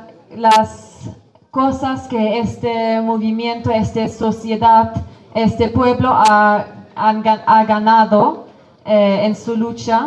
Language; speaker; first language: Spanish; non-native, fluent; Kurdish